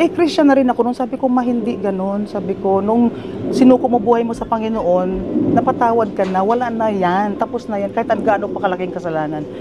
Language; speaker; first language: Filipino; non-native, local second language; Cebuano